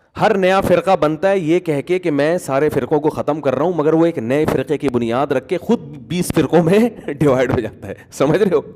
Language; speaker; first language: Urdu; native; Urdu